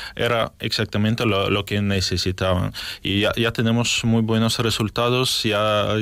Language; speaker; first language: Spanish; non-native, fluent; Ukrainian